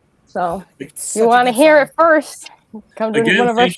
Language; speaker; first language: English; native; English